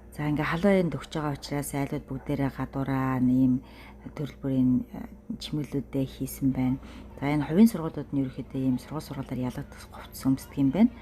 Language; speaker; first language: Mongolian; native; Mongolian